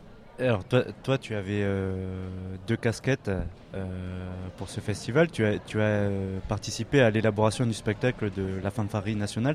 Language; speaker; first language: French; native; French